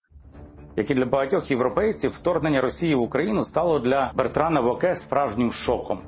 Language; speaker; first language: Ukrainian; native; Ukrainian